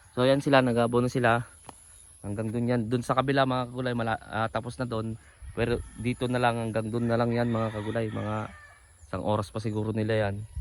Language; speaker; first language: Filipino; non-native, local second language; Cebuano